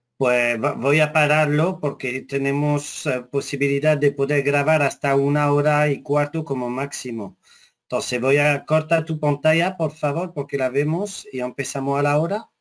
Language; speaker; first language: Spanish; non-native, fluent; French